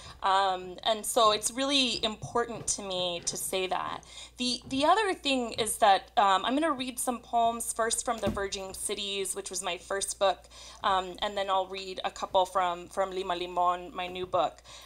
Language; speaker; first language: English; native; English